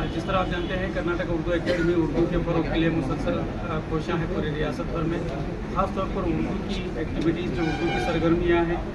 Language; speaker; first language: Urdu; native; Urdu